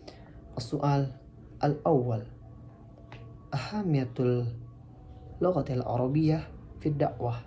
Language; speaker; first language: Arabic; non-native, learner; Indonesian